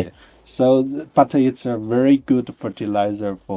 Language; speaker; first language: English; non-native, learner; Chinese